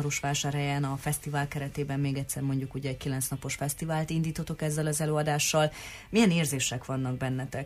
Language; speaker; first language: Hungarian; native; Hungarian